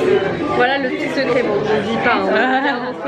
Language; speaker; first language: French; native; French